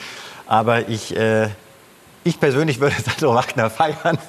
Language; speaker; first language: German; native; German